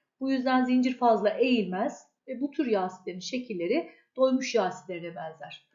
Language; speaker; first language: Turkish; native; Turkish